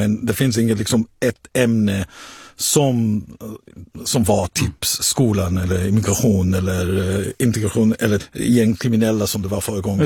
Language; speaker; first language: Swedish; non-native, fluent; Hebrew